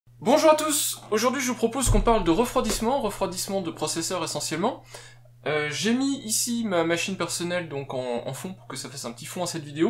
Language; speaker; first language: French; native; French